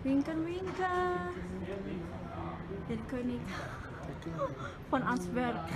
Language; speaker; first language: German; non-native, learner; Indonesian